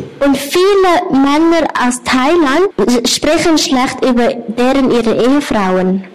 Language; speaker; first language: German; non-native, learner; Thai